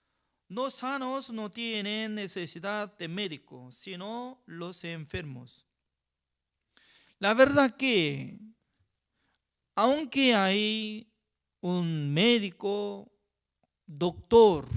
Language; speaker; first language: Spanish; non-native, fluent; Korean